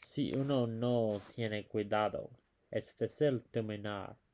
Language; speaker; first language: Spanish; non-native, learner; English